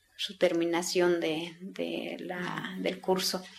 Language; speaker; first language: Spanish; non-native, local second language; Tzeltal